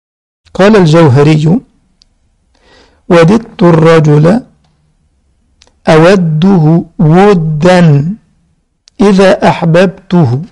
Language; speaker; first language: Arabic; native; Arabic